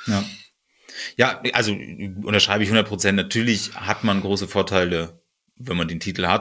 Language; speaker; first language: German; native; German